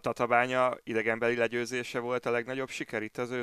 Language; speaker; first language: Hungarian; native; Hungarian